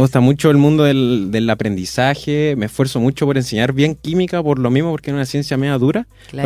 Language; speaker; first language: Spanish; native; Spanish